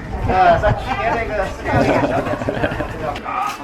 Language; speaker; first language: Chinese; native; Chinese